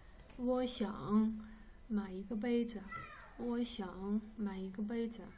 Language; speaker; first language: Chinese; non-native, fluent; Kyrgyz